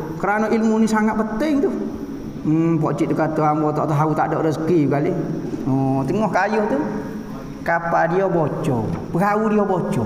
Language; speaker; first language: Malay; native; Malay